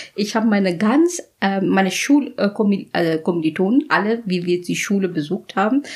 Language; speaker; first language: German; non-native, fluent; Bangla